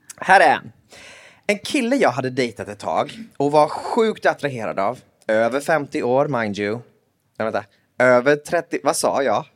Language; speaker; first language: Swedish; native; Swedish